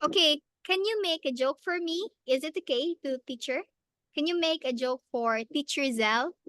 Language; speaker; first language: English; non-native, local second language; Filipino